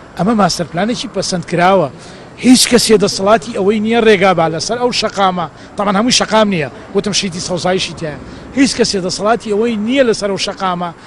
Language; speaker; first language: Central Kurdish; native; Central Kurdish